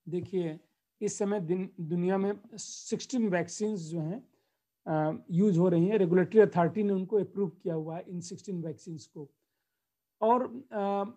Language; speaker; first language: Hindi; native; Hindi